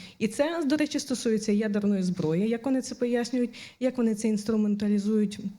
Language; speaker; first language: Ukrainian; native; Ukrainian